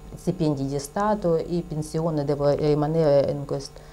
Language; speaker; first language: Italian; non-native, learner; Ukrainian